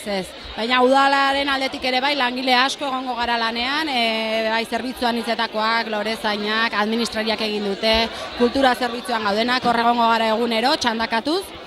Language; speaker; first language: Basque; native; Basque